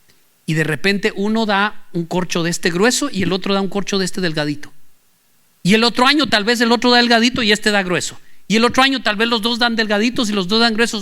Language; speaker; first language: Spanish; native; Spanish